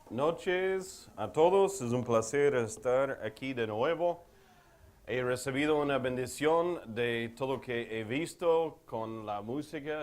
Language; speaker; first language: Spanish; non-native, fluent; English